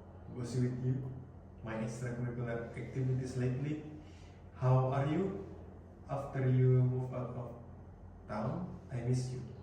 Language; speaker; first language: English; non-native, learner; Indonesian